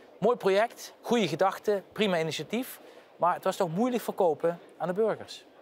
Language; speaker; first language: Dutch; native; Dutch